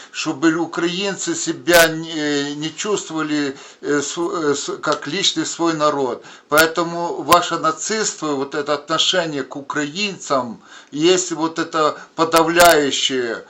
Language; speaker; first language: Russian; non-native, local second language; Ukrainian